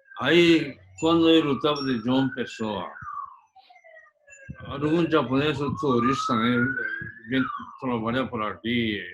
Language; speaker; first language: Portuguese; early bilingual, other home language; Japanese